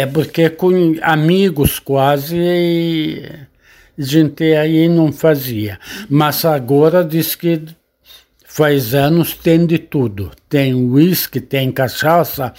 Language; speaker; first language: Portuguese; non-native, learner; Arabic